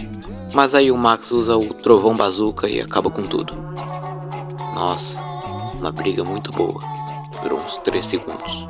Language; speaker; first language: Portuguese; native; Portuguese